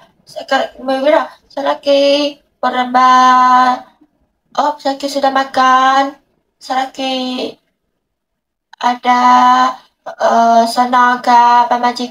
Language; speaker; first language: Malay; non-native, learner; Vietnamese